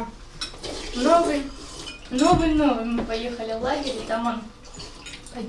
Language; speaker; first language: Russian; native; Russian